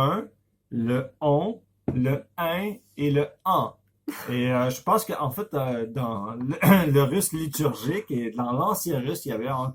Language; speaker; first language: French; native; French